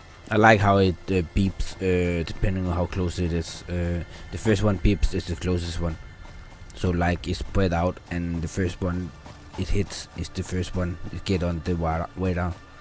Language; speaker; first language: English; non-native, fluent; Danish